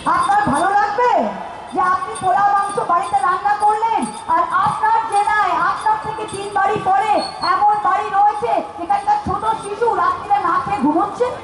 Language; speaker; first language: Bangla; native; Bangla